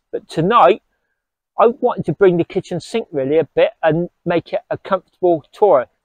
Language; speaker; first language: English; native; English